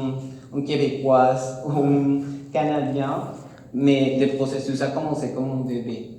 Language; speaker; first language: French; non-native, learner; Spanish